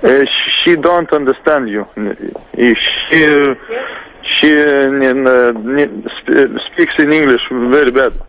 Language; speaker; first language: English; non-native, learner; Lithuanian